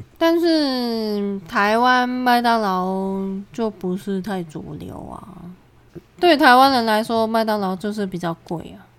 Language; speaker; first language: Chinese; non-native, local second language; Cantonese